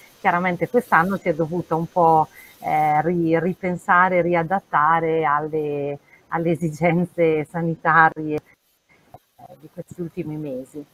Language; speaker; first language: Italian; native; Italian